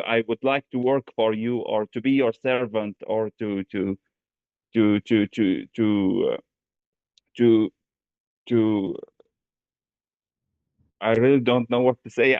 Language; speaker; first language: English; non-native, fluent; Arabic